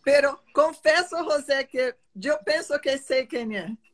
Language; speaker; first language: Spanish; non-native, fluent; Portuguese